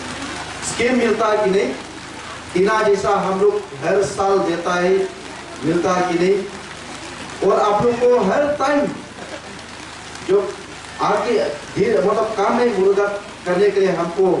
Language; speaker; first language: Hindi; non-native, local second language; Khasi